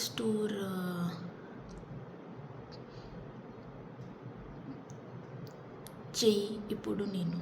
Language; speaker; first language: Telugu; non-native, learner; Marathi